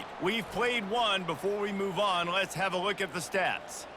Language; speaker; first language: English; native; English